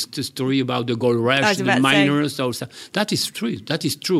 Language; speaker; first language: English; non-native, learner; French